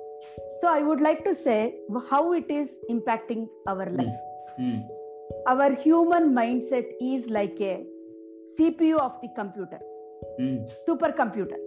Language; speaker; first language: English; non-native, local second language; Kannada